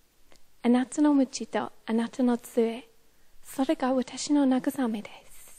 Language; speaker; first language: Japanese; non-native, fluent; English